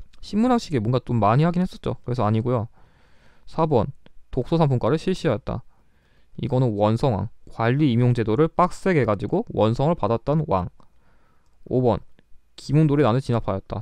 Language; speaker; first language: Korean; native; Korean